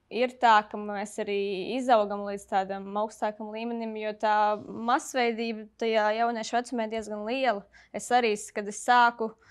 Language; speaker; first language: Latvian; native; Latvian